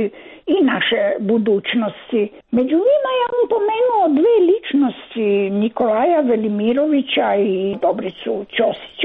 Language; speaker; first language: Croatian; native; Croatian